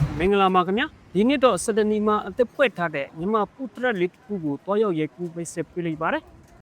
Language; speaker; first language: Burmese; native; Burmese